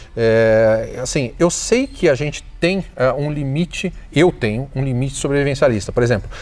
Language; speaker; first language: Portuguese; native; Portuguese